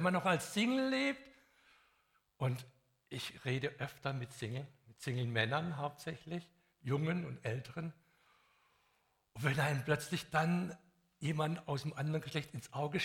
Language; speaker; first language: German; native; German